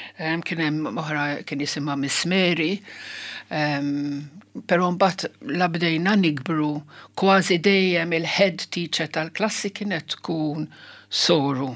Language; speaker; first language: Maltese; non-native, local second language; Italian